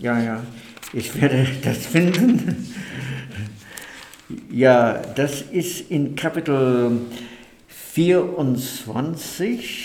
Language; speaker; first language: German; non-native, fluent; English